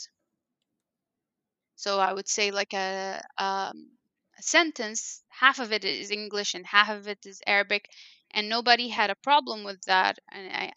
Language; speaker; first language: English; non-native, fluent; Arabic